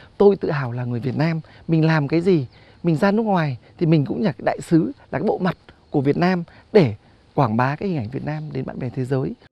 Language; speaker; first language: Vietnamese; native; Vietnamese